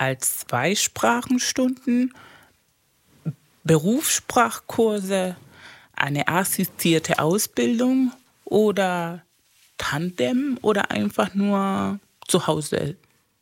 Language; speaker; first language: German; non-native, fluent; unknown